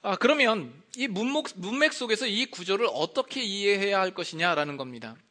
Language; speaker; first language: Korean; native; Korean